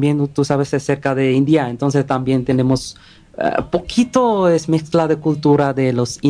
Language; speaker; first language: Spanish; non-native, learner; Bangla